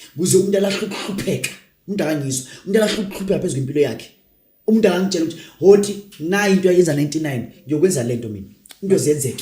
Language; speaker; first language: Zulu; non-native, local second language; Northern Sotho